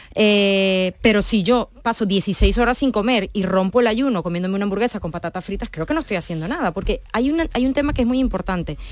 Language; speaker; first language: Spanish; native; Spanish